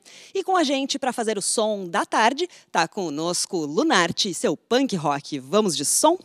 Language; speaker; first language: Portuguese; native; Portuguese